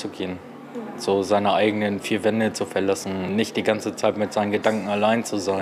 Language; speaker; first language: German; native; German